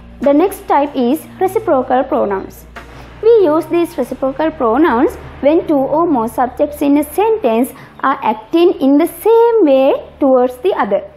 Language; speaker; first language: English; non-native, local second language; Sinhala